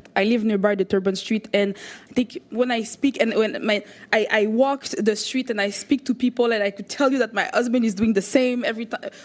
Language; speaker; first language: English; non-native, local second language; French